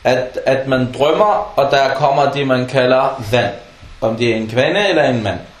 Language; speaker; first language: Danish; non-native, fluent; Arabic